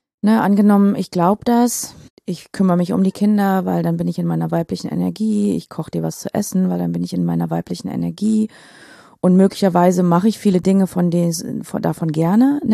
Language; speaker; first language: German; native; German